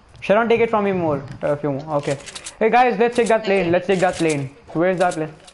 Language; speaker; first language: English; non-native, local second language; Hindi